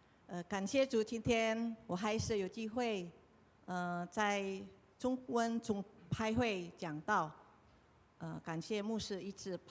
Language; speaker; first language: Chinese; non-native, learner; Indonesian